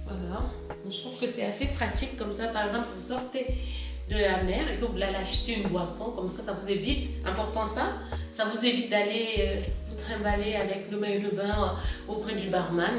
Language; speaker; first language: French; native; French